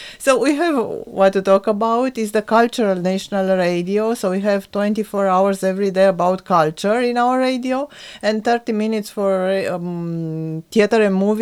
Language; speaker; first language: English; non-native, fluent; Romanian